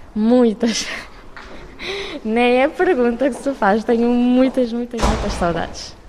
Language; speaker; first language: Portuguese; non-native, local second language; Kabuverdianu